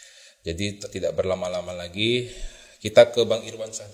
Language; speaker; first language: Indonesian; native; Indonesian